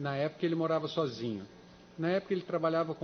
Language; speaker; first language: Portuguese; native; Portuguese